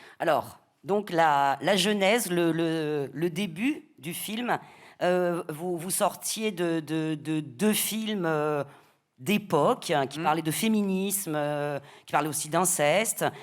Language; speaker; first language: French; native; French